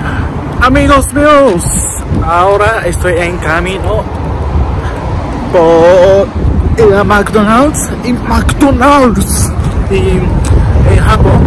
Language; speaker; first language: Spanish; non-native, learner; Japanese